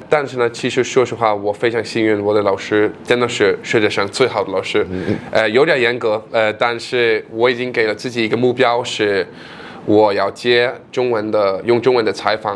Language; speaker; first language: Chinese; non-native, fluent; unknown